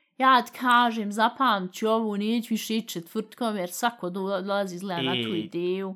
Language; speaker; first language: Bosnian; early bilingual, heritage; Bosnian